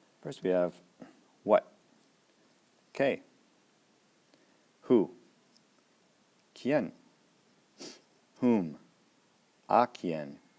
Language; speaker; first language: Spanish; non-native, fluent; English